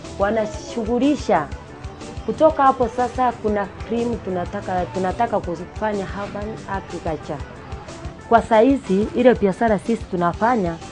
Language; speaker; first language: Swahili; non-native, local second language; Gusii